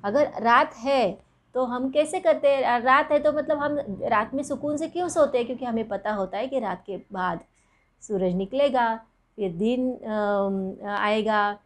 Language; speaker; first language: Hindi; non-native, local second language; Marathi